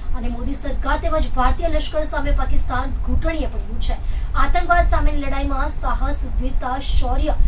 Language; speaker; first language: Gujarati; native; Gujarati